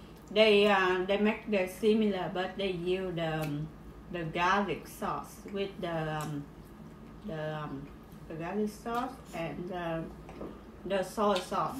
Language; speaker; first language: English; non-native, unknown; Vietnamese